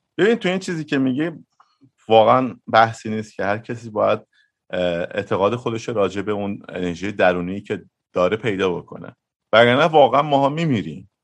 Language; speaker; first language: Persian; native; Persian